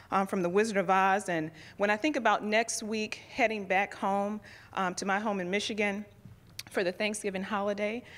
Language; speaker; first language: English; native; English